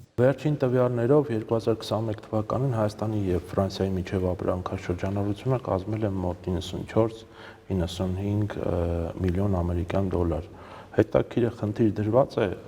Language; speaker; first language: Armenian; native; Armenian